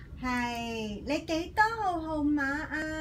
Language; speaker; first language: Cantonese; native; Cantonese